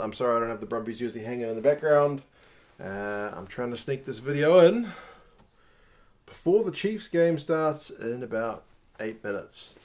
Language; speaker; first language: English; native; English